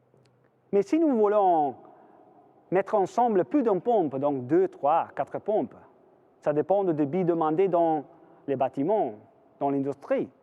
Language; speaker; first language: French; non-native, fluent; Italian